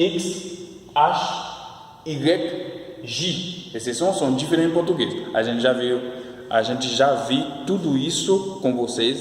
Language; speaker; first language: Portuguese; non-native, fluent; Haitian Creole